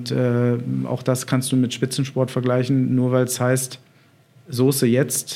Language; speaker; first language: German; native; German